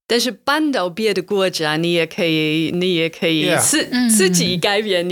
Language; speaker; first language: Chinese; non-native, fluent; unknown